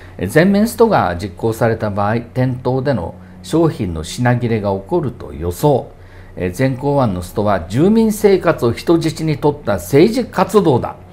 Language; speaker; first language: Japanese; native; Japanese